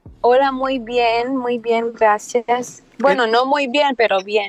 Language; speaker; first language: Spanish; early bilingual, other home language; Hebrew